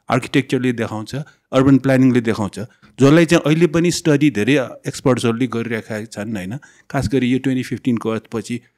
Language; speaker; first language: Nepali; non-native, local second language; Newari